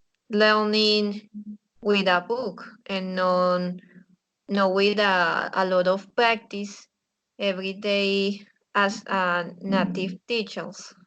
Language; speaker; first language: English; non-native, learner; Spanish